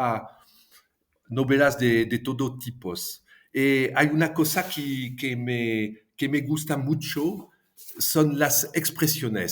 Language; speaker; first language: Spanish; non-native, fluent; French